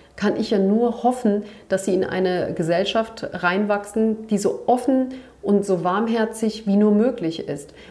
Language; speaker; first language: German; early bilingual, other home language; Turkish